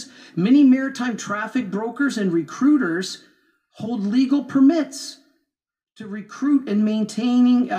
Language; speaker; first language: English; native; English